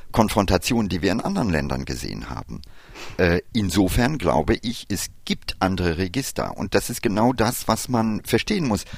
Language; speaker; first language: German; early bilingual, other home language; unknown